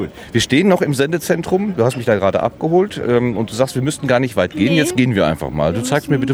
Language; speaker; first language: German; native; German